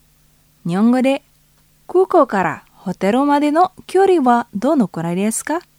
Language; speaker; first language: Japanese; non-native, fluent; Indonesian